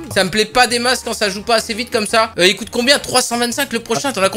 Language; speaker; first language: French; native; French